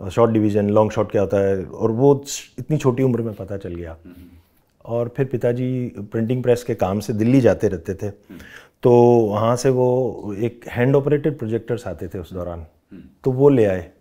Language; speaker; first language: Hindi; non-native, local second language; Rajasthani